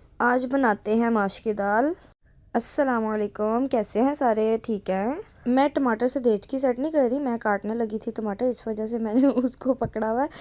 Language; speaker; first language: Urdu; non-native, local second language; Punjabi